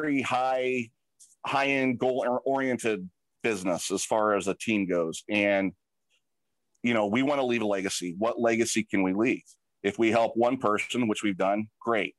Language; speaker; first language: English; native; English